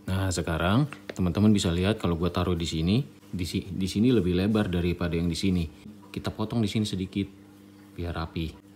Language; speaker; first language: Indonesian; native; Indonesian